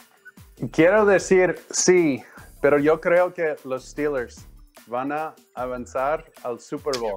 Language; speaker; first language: Spanish; non-native, learner; English